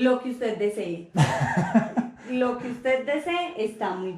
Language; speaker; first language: Spanish; native; Spanish